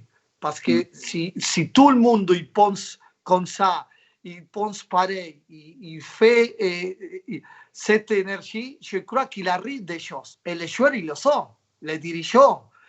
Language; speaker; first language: French; non-native, fluent; Spanish